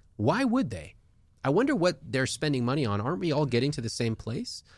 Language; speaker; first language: English; early bilingual, other home language; Hindi